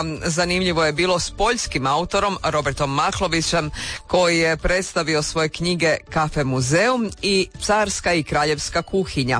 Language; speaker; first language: Serbian; native; Serbian